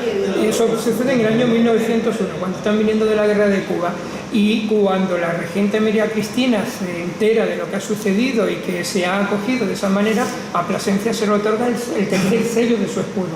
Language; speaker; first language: Spanish; native; Spanish